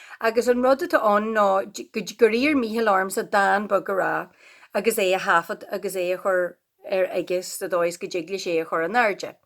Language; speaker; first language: Irish; native; Irish